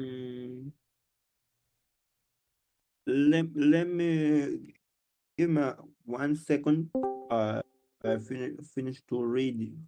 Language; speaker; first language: English; non-native, learner; Portuguese